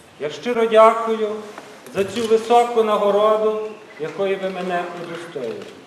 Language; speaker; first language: Ukrainian; native; Ukrainian